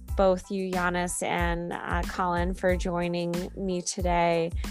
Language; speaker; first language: English; native; English